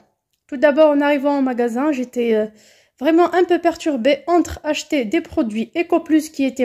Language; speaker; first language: French; native; French